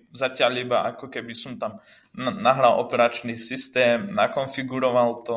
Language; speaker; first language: Slovak; native; Slovak